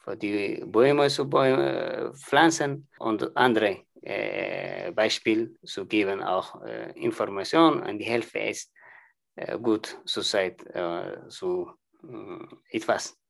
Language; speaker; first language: German; non-native, learner; Tigrinya